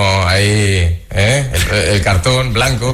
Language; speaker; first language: Spanish; native; Spanish